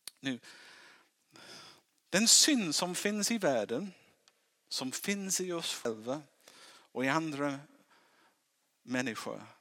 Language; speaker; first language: Swedish; non-native, fluent; English